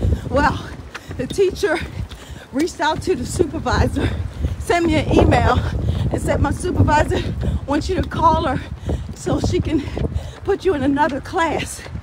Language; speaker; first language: English; native; English